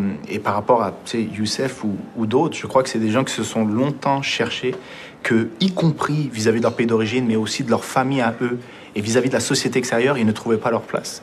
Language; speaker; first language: French; early bilingual, other home language; Arabic